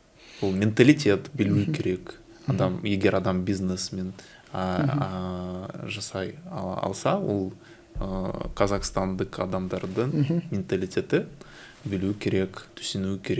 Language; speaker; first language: Kazakh; non-native, learner; Russian